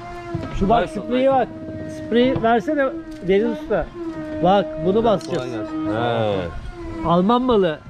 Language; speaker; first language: Turkish; native; Turkish